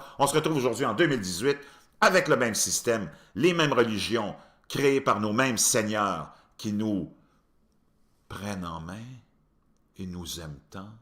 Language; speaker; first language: French; native; French